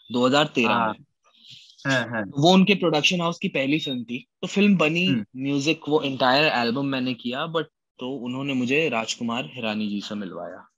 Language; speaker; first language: Hindi; native; Hindi